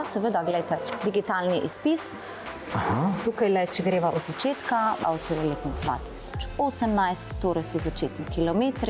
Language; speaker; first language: Slovenian; native; Slovenian